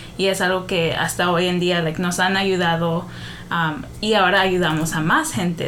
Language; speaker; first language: Spanish; early bilingual, heritage; Spanish